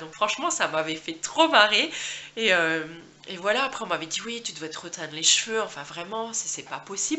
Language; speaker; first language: French; native; French